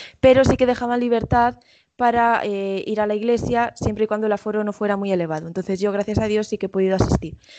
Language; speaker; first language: Spanish; native; Spanish